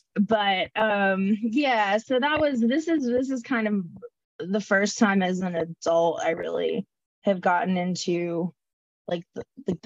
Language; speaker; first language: English; native; English